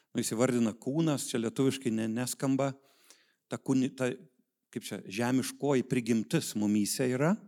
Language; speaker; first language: Lithuanian; native; Lithuanian